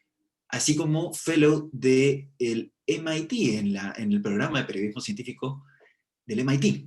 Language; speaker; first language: Spanish; native; Spanish